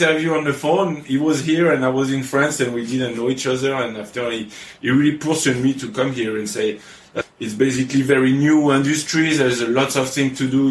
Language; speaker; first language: English; non-native, fluent; French